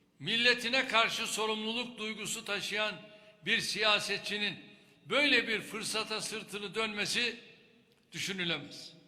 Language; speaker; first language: Turkish; native; Turkish